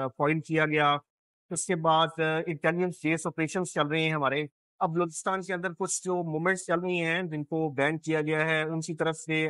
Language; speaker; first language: Urdu; non-native, local second language; Punjabi